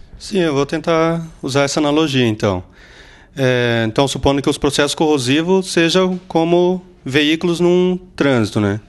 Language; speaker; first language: Portuguese; native; Portuguese